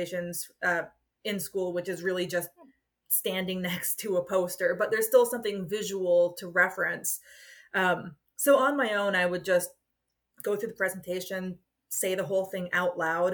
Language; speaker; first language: English; native; English